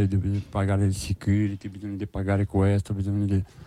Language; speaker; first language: Italian; non-native, learner; Arabic